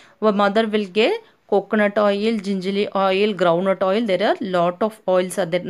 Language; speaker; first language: English; non-native, local second language; Tamil